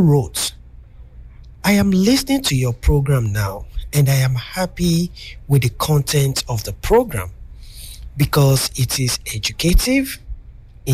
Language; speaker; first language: English; non-native, local second language; Yoruba